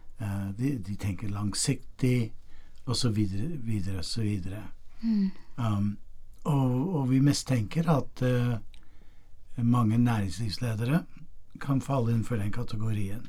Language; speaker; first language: Norwegian; non-native, fluent; English